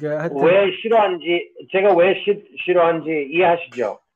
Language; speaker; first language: Korean; non-native, fluent; English